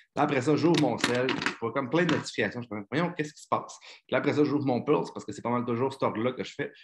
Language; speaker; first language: French; native; French